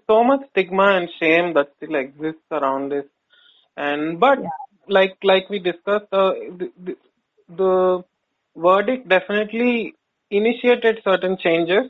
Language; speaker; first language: English; non-native, local second language; Kannada